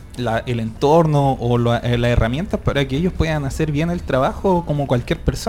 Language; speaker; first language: Spanish; native; Spanish